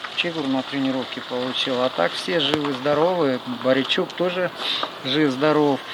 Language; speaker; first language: Russian; non-native, local second language; Ukrainian